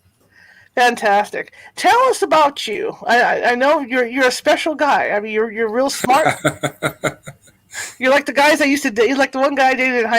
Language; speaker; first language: English; native; English